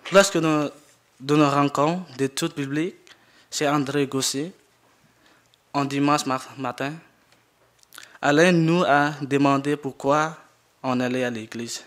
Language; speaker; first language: French; non-native, learner; Jarai